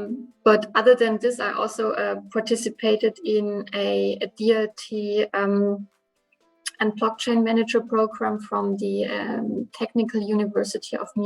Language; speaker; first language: English; non-native, fluent; German